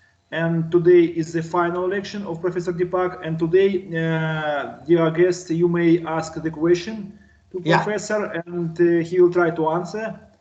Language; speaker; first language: English; non-native, learner; Russian